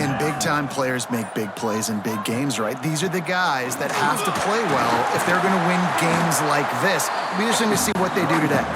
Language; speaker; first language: English; native; English